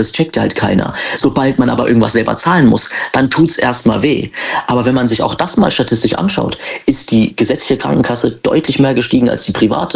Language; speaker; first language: German; native; German